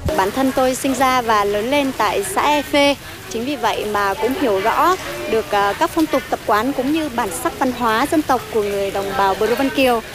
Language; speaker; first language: Vietnamese; non-native, local second language; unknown